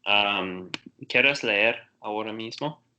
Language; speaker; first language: Spanish; non-native, learner; Portuguese